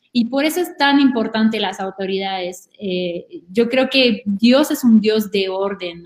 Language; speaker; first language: Spanish; non-native, fluent; French